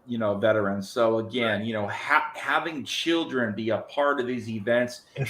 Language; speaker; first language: English; native; English